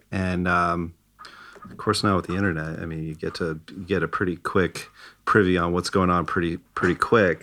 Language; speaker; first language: English; native; English